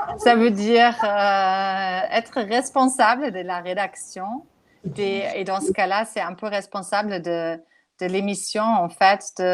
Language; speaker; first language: French; non-native, fluent; German